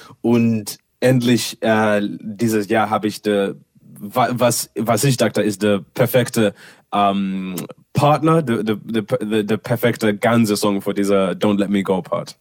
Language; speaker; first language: German; non-native, learner; English